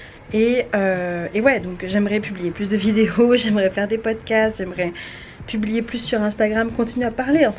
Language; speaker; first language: French; native; French